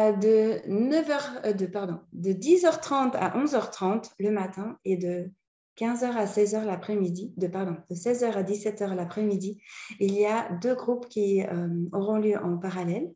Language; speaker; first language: French; native; French